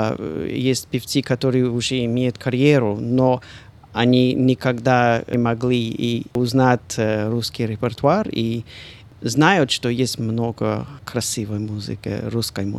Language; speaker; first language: Russian; non-native, fluent; English